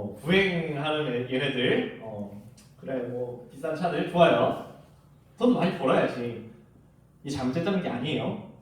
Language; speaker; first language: Korean; native; Korean